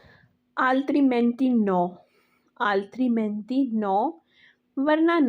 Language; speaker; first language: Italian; non-native, learner; Urdu